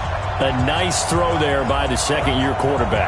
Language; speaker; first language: English; native; English